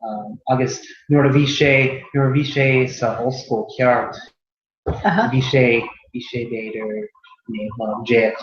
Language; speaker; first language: Irish; non-native, learner; English